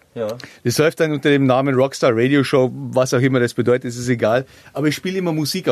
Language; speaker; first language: German; native; German